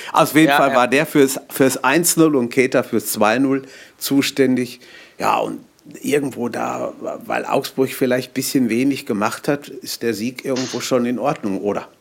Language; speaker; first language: German; native; German